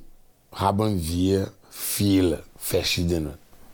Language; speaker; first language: German; non-native, learner; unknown